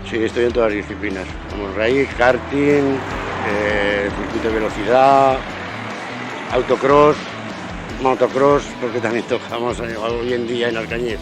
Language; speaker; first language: Spanish; native; Spanish